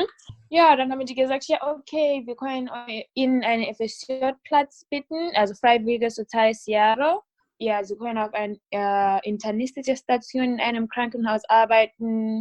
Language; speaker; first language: German; non-native, fluent; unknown